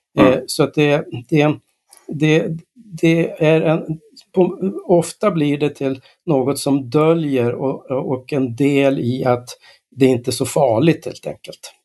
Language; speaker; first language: Swedish; native; Swedish